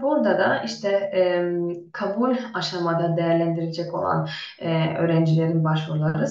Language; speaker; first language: Turkish; non-native, fluent; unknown